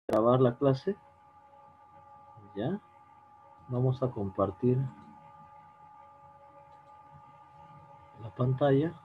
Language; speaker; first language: Spanish; native; Spanish